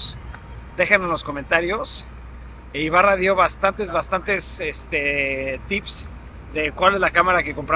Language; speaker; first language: Spanish; native; Spanish